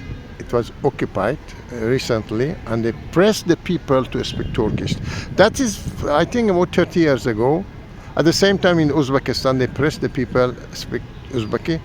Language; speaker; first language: English; non-native, learner; Persian